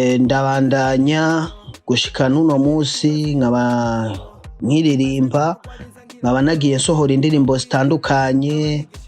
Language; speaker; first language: Rundi; early bilingual, heritage; Rundi